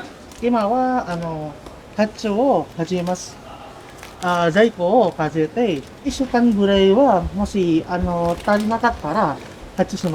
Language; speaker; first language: Japanese; non-native, learner; Indonesian